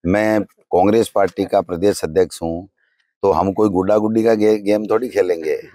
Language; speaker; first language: Hindi; native; Hindi